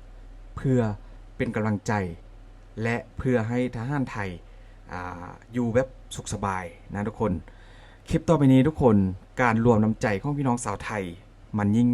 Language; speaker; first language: Thai; non-native, local second language; Northeastern Thai